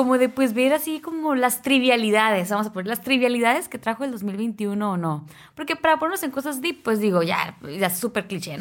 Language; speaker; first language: Spanish; native; Spanish